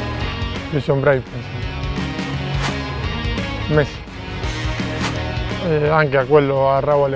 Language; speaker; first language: Italian; non-native, fluent; Spanish